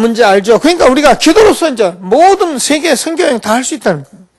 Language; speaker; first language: Korean; native; Korean